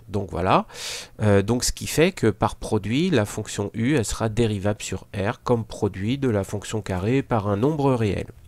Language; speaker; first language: French; native; French